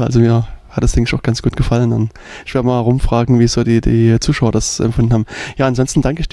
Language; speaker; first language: German; native; German